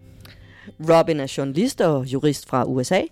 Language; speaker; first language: Danish; native; Danish